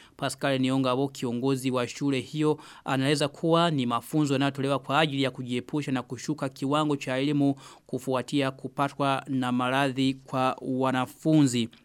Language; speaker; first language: Swahili; non-native, local second language; Rundi